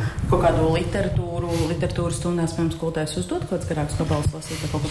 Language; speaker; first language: Latvian; native; Latvian